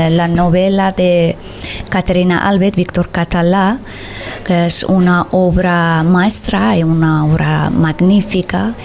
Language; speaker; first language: Catalan; non-native, learner; Persian